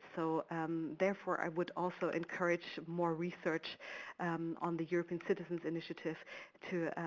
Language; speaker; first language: English; non-native, fluent; German